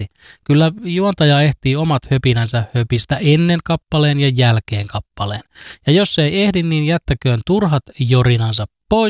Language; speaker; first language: Finnish; native; Finnish